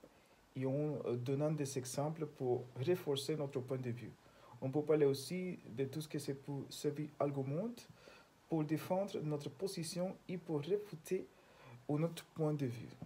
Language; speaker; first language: French; non-native, learner; Spanish